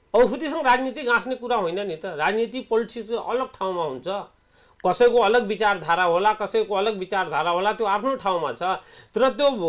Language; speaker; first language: Nepali; non-native, local second language; Awadhi